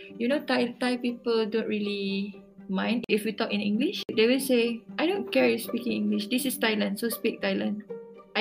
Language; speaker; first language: English; non-native, local second language; Malay